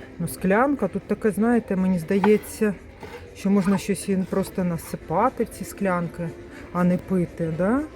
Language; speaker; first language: Ukrainian; non-native, local second language; Russian